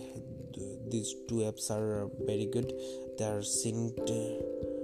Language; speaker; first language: English; non-native, local second language; Bangla